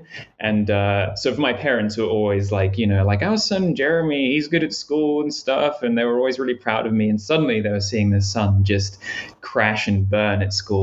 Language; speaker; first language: English; native; English